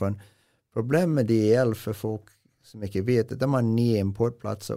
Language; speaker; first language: Swedish; non-native, fluent; English